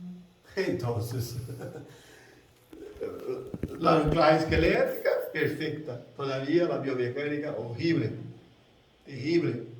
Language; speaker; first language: Spanish; non-native, learner; Portuguese